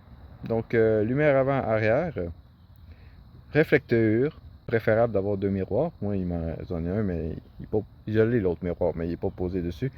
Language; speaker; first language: French; native; French